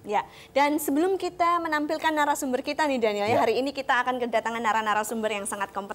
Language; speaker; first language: Indonesian; native; Indonesian